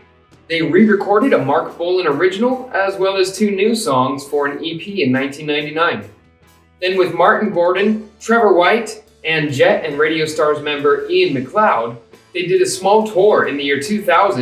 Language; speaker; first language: English; native; English